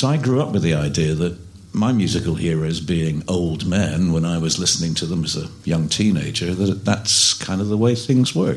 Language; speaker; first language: English; native; English